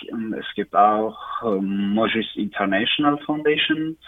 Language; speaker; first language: German; non-native, learner; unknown